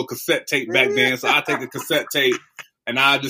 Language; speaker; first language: English; native; English